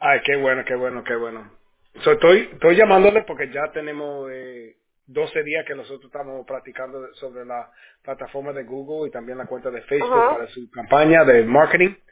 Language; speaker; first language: Spanish; early bilingual, heritage; Spanish